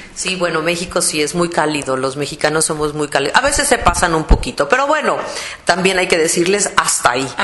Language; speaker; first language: Spanish; native; Spanish